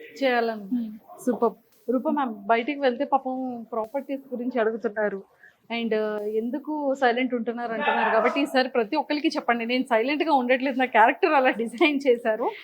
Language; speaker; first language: Telugu; native; Telugu